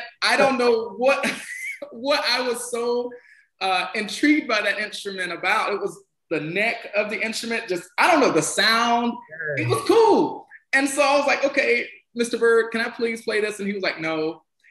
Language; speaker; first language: English; native; English